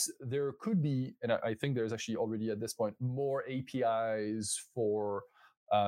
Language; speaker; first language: English; non-native, fluent; French